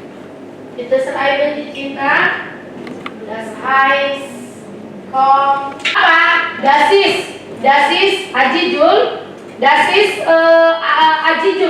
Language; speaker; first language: German; non-native, learner; Indonesian